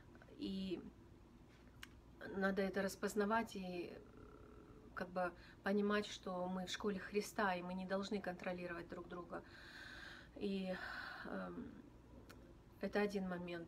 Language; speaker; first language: Russian; native; Russian